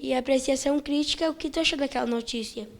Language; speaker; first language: Portuguese; native; Portuguese